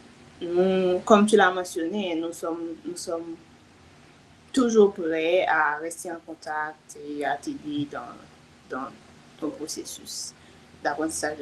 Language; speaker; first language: French; non-native, local second language; Haitian Creole